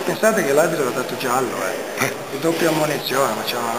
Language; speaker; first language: Italian; native; Italian